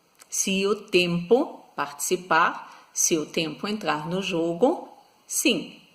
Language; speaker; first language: Portuguese; non-native, fluent; German